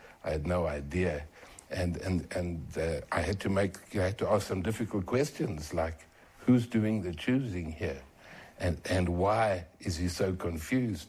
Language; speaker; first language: English; native; English